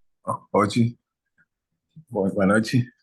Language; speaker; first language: Portuguese; non-native, learner; Spanish